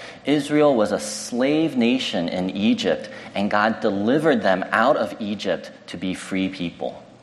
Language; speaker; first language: English; early bilingual, other home language; Chinese